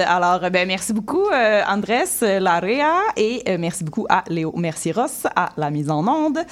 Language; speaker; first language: French; native; French